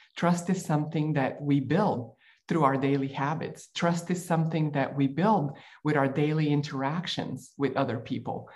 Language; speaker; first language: English; non-native, fluent; Bulgarian